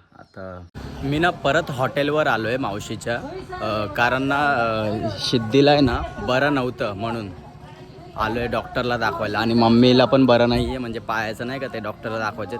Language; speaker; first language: Marathi; native; Marathi